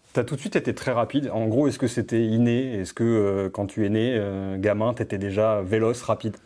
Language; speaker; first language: French; native; French